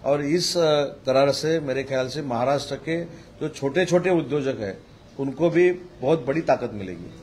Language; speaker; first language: Hindi; non-native, local second language; Marathi